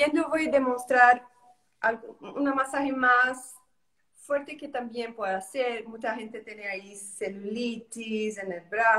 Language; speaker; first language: Spanish; non-native, learner; Portuguese